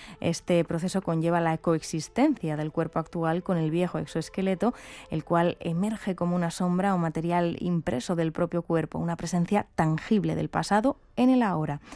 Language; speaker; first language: Spanish; native; Spanish